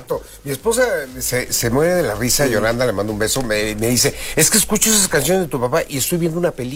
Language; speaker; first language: Spanish; native; Spanish